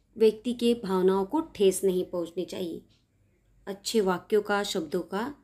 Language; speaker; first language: Hindi; non-native, local second language; Marathi